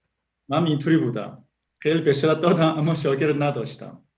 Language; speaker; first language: Persian; non-native, learner; Korean